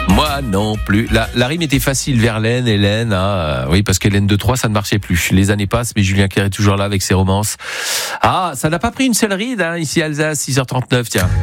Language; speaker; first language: French; native; French